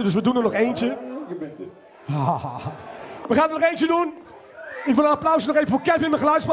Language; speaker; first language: Dutch; native; Dutch